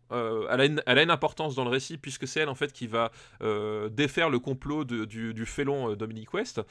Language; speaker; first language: French; native; French